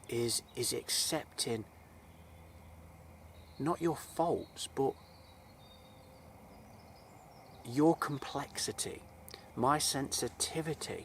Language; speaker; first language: English; native; English